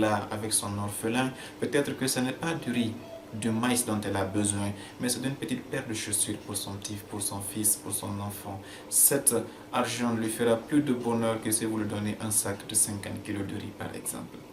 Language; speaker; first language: French; non-native, local second language; Fula